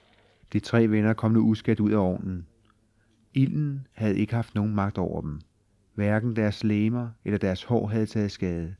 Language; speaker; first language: Danish; native; Danish